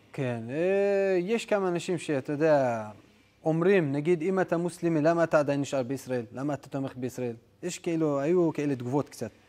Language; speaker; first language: Hebrew; non-native, local second language; Adyghe